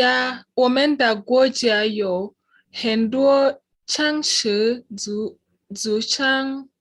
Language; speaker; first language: Chinese; non-native, learner; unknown